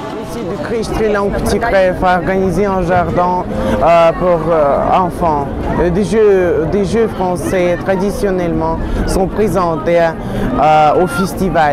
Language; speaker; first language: French; non-native, learner; Russian